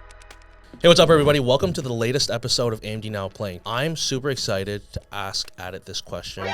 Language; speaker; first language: English; native; English